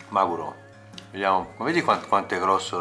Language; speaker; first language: Italian; native; Italian